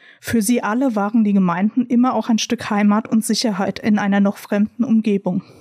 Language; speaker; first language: German; early bilingual, other home language; Croatian